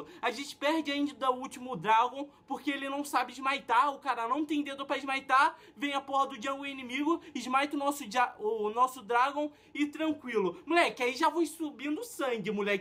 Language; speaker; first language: Portuguese; native; Portuguese